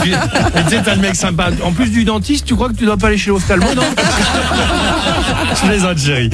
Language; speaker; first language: French; native; French